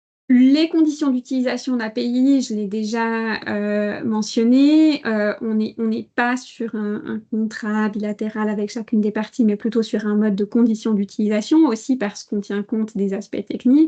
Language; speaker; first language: French; native; French